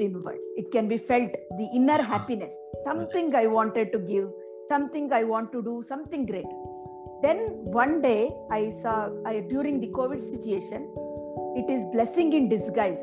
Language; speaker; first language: English; non-native, local second language; Kannada